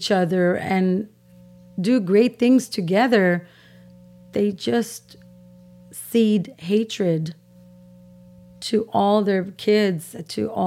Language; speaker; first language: English; non-native, fluent; Persian